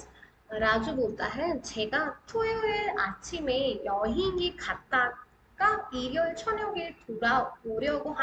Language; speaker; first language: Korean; non-native, fluent; Hindi